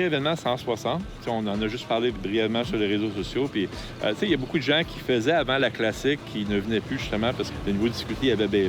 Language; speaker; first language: French; native; French